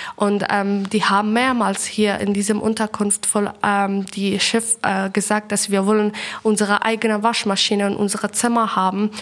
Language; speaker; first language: German; non-native, learner; Persian